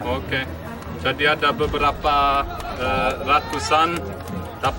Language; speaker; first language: Indonesian; non-native, learner; English